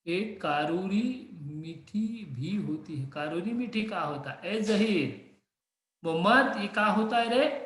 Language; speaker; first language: Hindi; non-native, local second language; Marathi